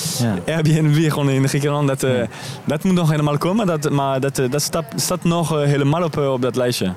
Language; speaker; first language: Dutch; non-native, fluent; French